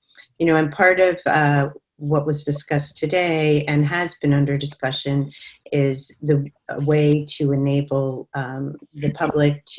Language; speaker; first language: English; native; English